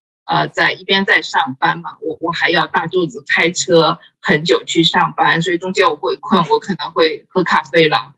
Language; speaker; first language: Chinese; native; Chinese